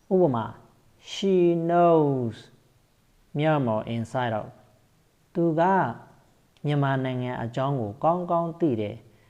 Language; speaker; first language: Burmese; native; Burmese